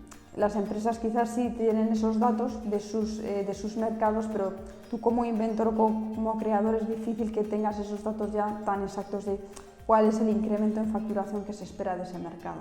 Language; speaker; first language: Spanish; native; Spanish